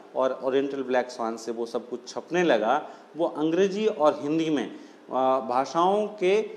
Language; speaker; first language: Hindi; non-native, local second language; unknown